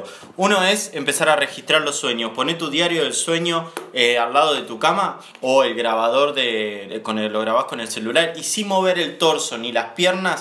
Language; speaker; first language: Spanish; native; Spanish